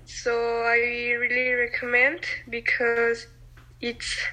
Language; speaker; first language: English; non-native, learner; Spanish